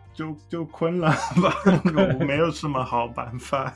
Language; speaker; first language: Chinese; non-native, learner; English